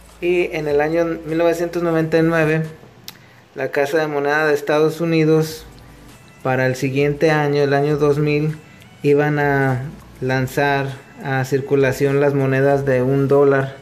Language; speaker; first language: Spanish; native; Spanish